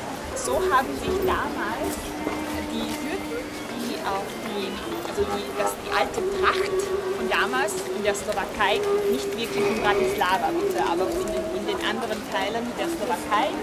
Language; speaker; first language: German; non-native, fluent; Slovak